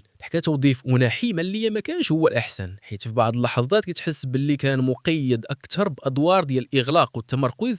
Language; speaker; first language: Arabic; native; Arabic